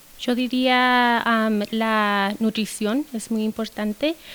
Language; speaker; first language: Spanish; early bilingual, heritage; Spanish